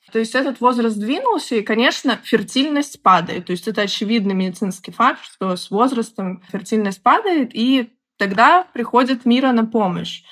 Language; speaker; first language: Russian; native; Russian